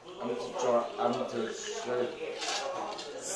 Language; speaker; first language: English; non-native, learner; Chinese